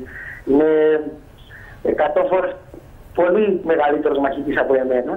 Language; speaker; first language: Greek; native; Greek